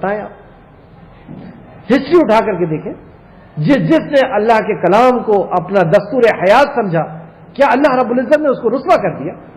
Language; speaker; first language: Urdu; native; Urdu